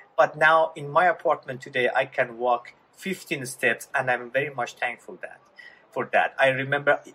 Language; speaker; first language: English; non-native, fluent; Persian